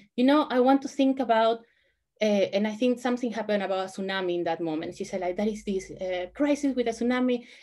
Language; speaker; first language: English; non-native, fluent; Spanish